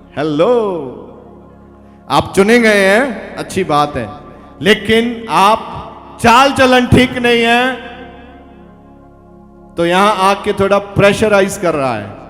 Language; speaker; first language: Hindi; non-native, local second language; Punjabi